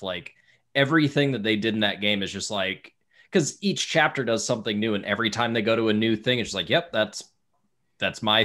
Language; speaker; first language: English; native; English